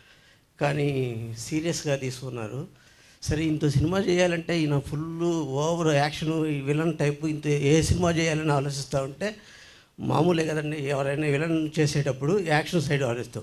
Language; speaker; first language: Telugu; native; Telugu